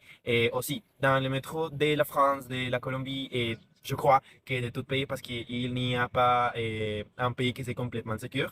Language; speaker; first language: French; non-native, learner; Spanish